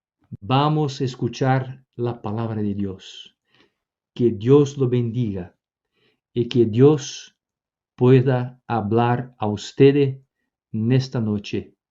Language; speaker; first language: Spanish; non-native, fluent; Portuguese